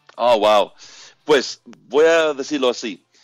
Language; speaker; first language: Spanish; non-native, learner; English